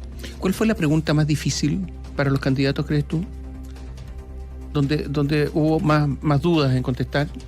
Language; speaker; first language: Spanish; native; Spanish